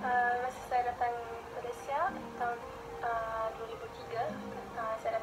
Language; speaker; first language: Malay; non-native, fluent; German